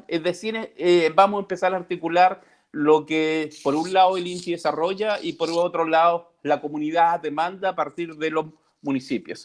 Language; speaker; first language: Spanish; native; Spanish